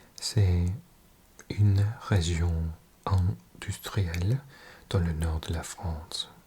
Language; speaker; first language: French; non-native, learner; English